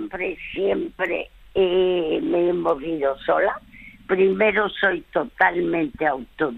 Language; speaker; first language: Spanish; early bilingual, other home language; French